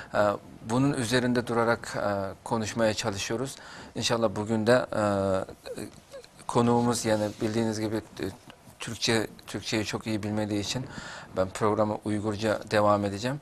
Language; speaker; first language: Turkish; non-native, fluent; Uyghur